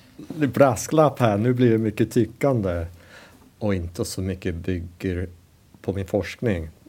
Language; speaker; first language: Swedish; non-native, fluent; English